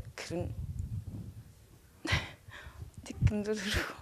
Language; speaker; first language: Korean; non-native, learner; Mongolian